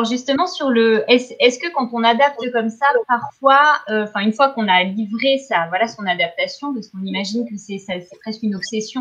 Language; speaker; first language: French; native; French